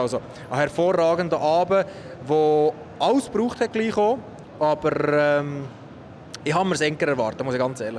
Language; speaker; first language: German; native; German